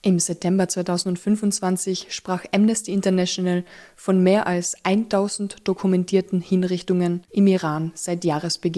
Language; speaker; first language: German; native; German